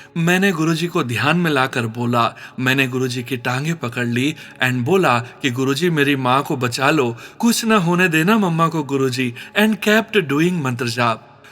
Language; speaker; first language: Hindi; native; Hindi